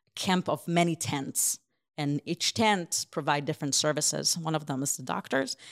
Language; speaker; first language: English; non-native, fluent; Hebrew